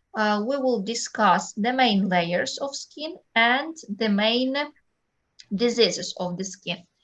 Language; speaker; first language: English; non-native, fluent; Ukrainian